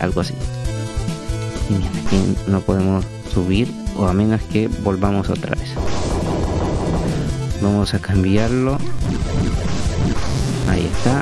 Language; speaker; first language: Spanish; native; Spanish